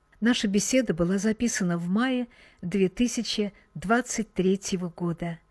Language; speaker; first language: Russian; native; Russian